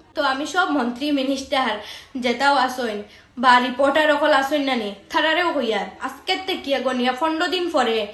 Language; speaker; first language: Bangla; native; Bangla